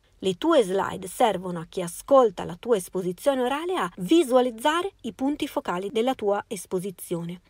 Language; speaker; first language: Italian; native; Italian